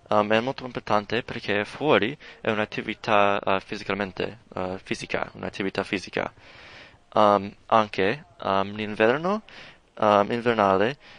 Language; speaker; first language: Italian; non-native, learner; English